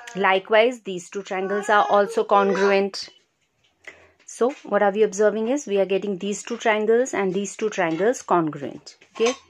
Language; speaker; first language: English; non-native, local second language; Hindi